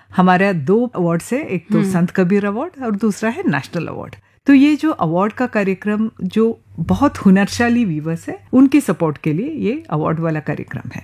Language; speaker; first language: Hindi; non-native, local second language; Malayalam